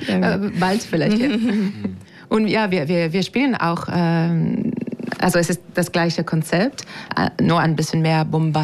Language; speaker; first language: German; non-native, fluent; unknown